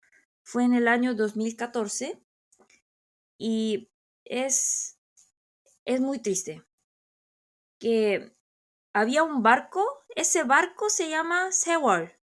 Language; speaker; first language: Spanish; non-native, fluent; Korean